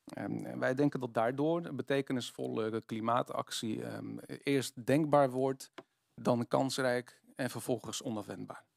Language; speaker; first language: Dutch; native; Dutch